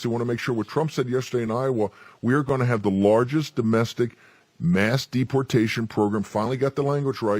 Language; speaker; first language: English; native; English